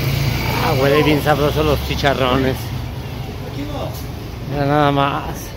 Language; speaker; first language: Spanish; native; Spanish